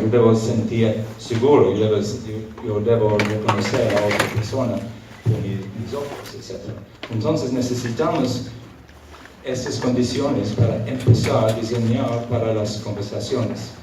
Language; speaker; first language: Spanish; non-native, fluent; English